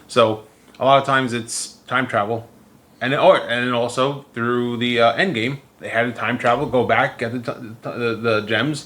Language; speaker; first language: English; native; English